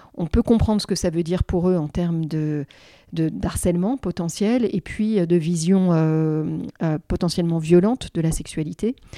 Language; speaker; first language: French; native; French